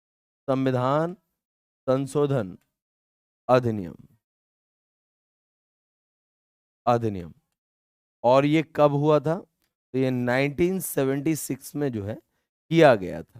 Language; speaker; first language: Hindi; native; Hindi